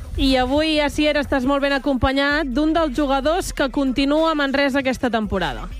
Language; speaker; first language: Catalan; native; Catalan